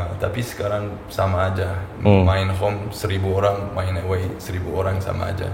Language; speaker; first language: Indonesian; non-native, fluent; Uzbek